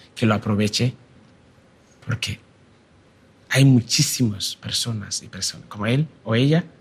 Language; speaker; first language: Spanish; non-native, fluent; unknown